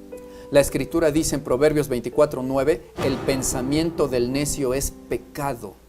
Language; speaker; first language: Spanish; native; Spanish